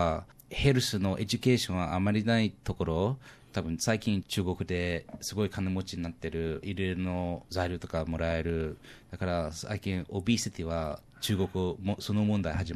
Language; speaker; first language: Japanese; non-native, learner; English